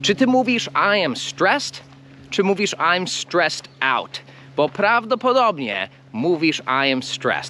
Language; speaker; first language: Polish; non-native, fluent; English